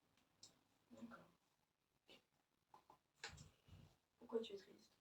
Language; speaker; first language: French; native; French